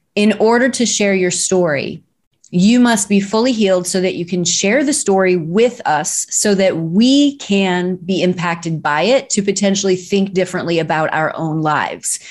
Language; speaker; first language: English; native; English